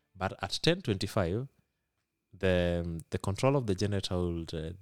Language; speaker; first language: English; non-native, local second language; Luo (Kenya and Tanzania)